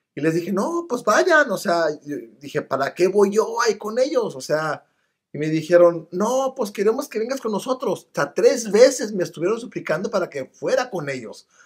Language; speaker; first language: Spanish; early bilingual, other home language; English